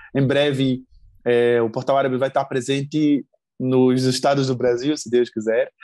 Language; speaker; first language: Portuguese; non-native, fluent; Arabic